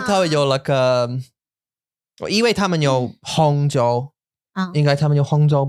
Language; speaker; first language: Chinese; non-native, learner; English